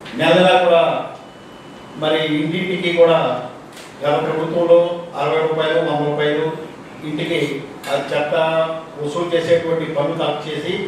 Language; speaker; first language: Telugu; native; Telugu